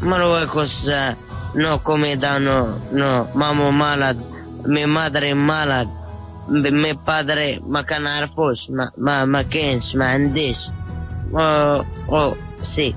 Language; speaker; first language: Spanish; non-native, learner; Arabic